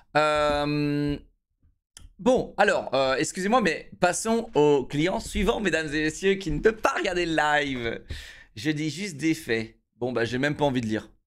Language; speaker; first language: French; native; French